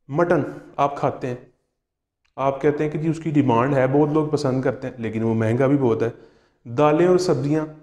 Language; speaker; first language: Urdu; non-native, local second language; Punjabi